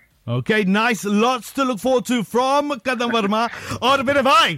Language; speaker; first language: English; early bilingual, other home language; Hindi